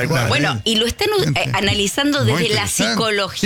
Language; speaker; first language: Spanish; native; Spanish